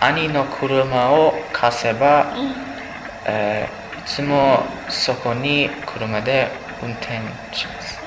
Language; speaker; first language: Japanese; non-native, learner; English